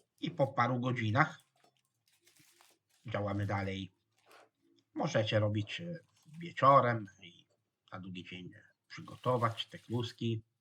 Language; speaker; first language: Polish; non-native, fluent; Italian